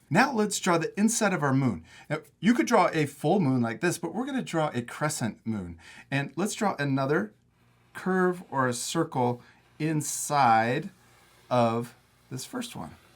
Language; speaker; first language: English; native; English